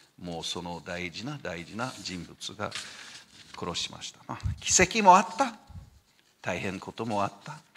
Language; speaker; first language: Japanese; non-native, fluent; English